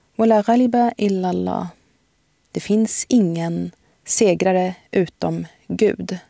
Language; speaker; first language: Swedish; early bilingual, other home language; Arabic